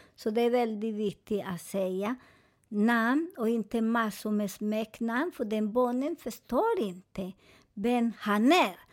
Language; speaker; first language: Swedish; non-native, fluent; Spanish